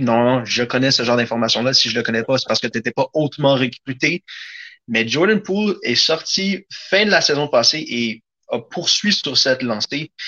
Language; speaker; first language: French; native; French